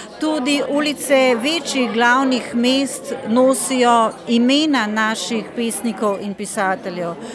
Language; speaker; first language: Slovenian; native; Slovenian